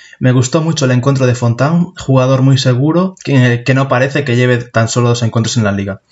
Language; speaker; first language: Spanish; native; Spanish